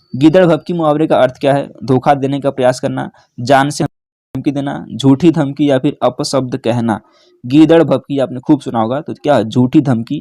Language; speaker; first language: Hindi; native; Hindi